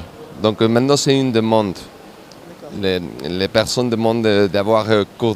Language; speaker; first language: French; non-native, learner; Spanish